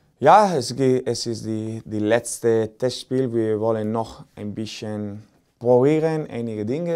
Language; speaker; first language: German; non-native, learner; Spanish